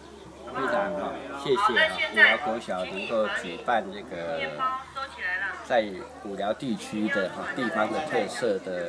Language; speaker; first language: Chinese; native; Chinese